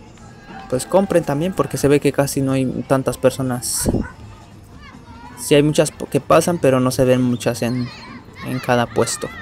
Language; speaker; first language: Spanish; native; Spanish